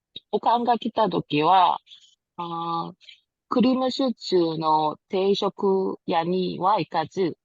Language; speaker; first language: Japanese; non-native, learner; Korean